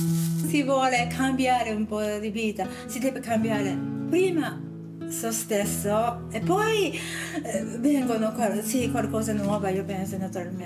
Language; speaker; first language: Italian; non-native, learner; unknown